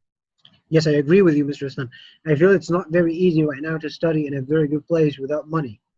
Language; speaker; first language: English; non-native, fluent; Arabic